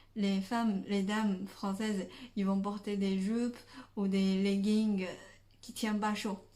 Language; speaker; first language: French; non-native, fluent; Chinese